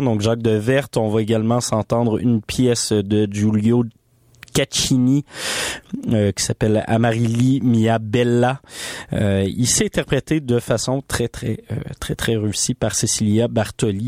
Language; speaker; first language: French; native; French